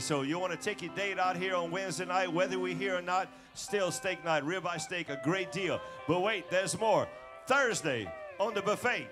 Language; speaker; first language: English; native; English